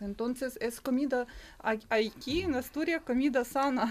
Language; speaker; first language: Spanish; non-native, learner; Ukrainian